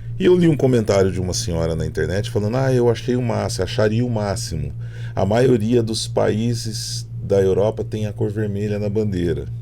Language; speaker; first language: Portuguese; native; Portuguese